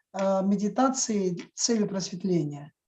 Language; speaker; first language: Russian; native; Russian